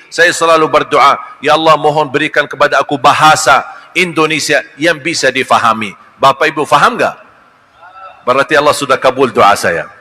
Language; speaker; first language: Malay; non-native, fluent; Arabic